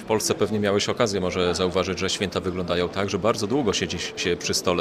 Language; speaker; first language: Polish; native; Polish